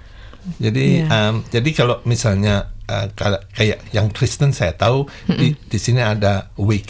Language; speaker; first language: Indonesian; non-native, local second language; Javanese